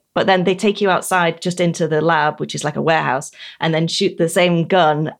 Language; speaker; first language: English; native; English